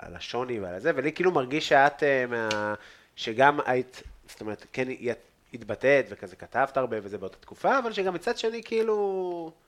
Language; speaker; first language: Hebrew; native; Hebrew